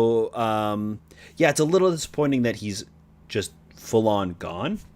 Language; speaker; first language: English; native; English